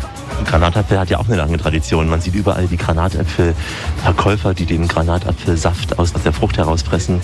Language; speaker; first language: German; native; German